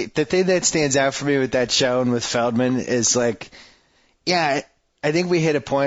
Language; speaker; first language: English; native; English